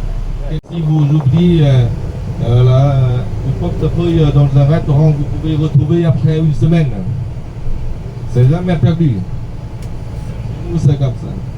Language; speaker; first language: French; non-native, fluent; Vietnamese